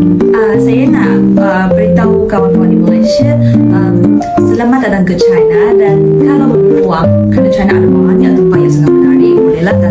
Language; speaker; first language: Indonesian; non-native, fluent; Chinese